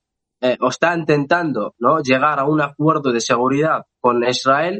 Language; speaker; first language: Spanish; non-native, fluent; Arabic